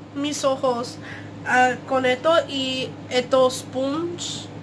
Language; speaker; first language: Spanish; early bilingual, heritage; Spanish